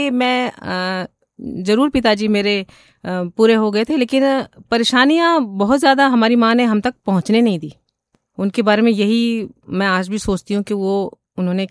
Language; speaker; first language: Hindi; native; Hindi